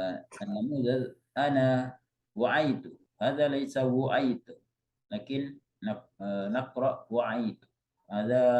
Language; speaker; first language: Arabic; non-native, fluent; Indonesian